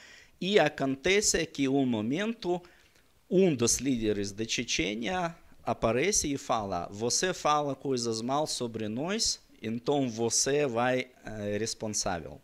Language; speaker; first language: Portuguese; non-native, learner; Russian